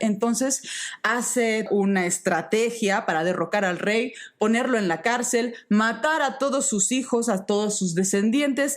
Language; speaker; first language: Spanish; native; Spanish